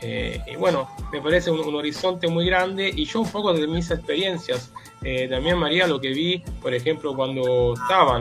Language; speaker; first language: Spanish; native; Spanish